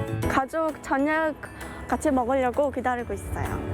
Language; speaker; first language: Korean; non-native, fluent; Mongolian